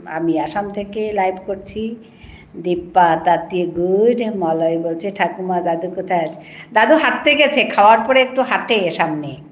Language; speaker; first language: Bangla; non-native, local second language; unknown